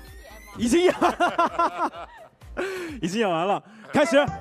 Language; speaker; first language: Chinese; native; Chinese